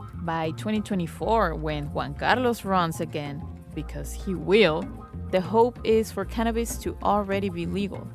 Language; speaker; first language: English; native; English